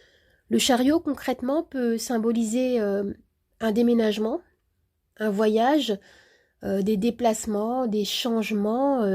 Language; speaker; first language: French; native; French